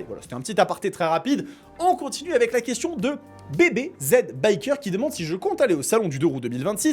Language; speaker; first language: French; native; French